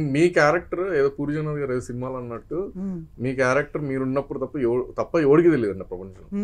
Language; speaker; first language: Telugu; native; Telugu